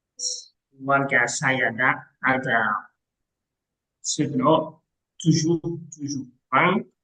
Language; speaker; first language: Indonesian; non-native, learner; Arabic